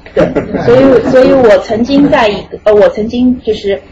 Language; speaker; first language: Chinese; native; Chinese